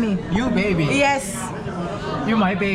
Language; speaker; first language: English; non-native, learner; Korean